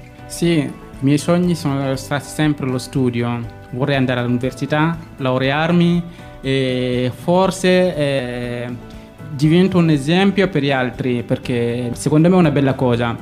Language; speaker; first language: Italian; non-native, fluent; Fula